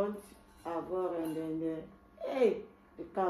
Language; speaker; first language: German; non-native, learner; French